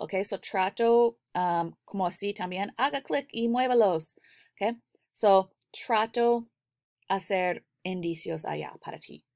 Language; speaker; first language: Spanish; non-native, learner; English